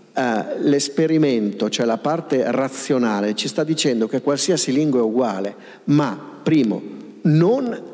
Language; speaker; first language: Italian; native; Italian